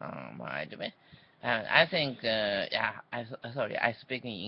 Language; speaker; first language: English; non-native, learner; Japanese